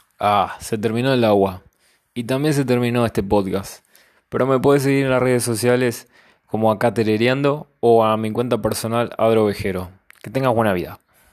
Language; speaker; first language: Spanish; native; Spanish